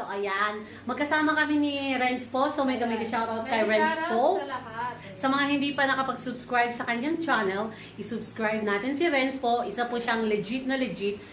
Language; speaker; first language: Filipino; native; Filipino